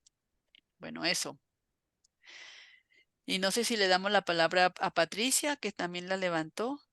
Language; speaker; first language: Spanish; native; Spanish